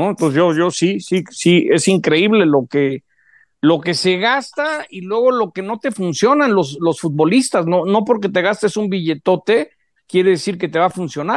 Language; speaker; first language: Spanish; native; Spanish